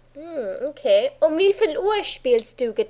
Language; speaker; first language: German; non-native, fluent; English